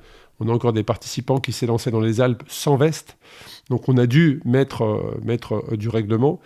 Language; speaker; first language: French; native; French